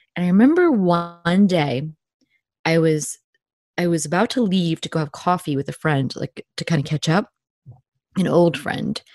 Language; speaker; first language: English; native; English